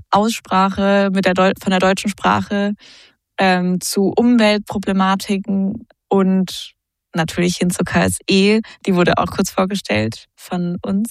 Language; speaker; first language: German; native; German